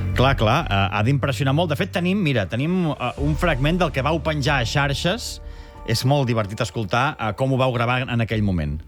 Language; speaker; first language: Catalan; native; Catalan